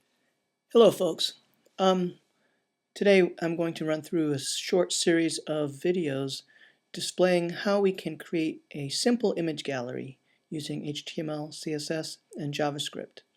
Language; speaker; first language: English; native; English